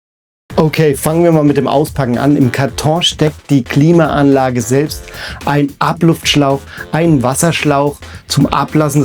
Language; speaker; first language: German; native; German